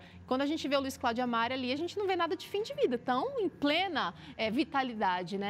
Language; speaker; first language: Portuguese; native; Portuguese